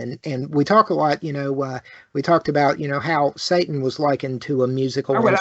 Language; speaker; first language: English; native; English